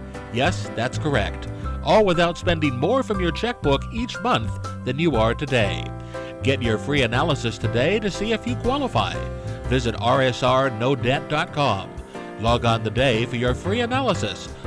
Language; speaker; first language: English; native; English